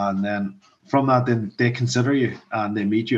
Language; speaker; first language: English; native; English